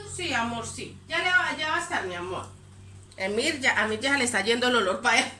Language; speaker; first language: Spanish; native; Spanish